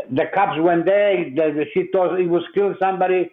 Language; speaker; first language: English; non-native, fluent; Italian